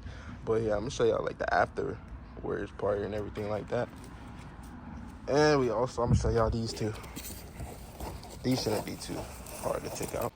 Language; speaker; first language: English; native; English